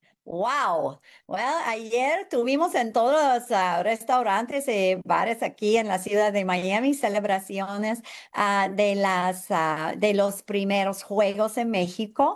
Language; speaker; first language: Spanish; non-native, fluent; English